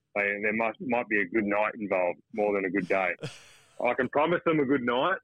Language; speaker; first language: English; native; English